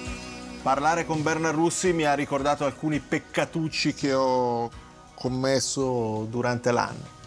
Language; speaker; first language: Italian; native; Italian